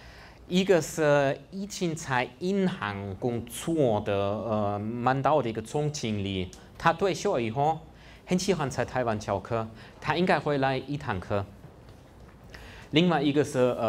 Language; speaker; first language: Chinese; non-native, fluent; German